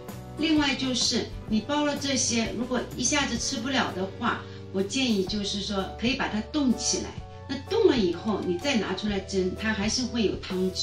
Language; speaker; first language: Chinese; native; Chinese